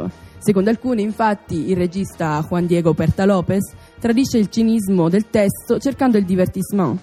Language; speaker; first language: Italian; native; Italian